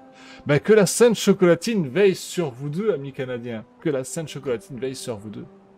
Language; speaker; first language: French; native; French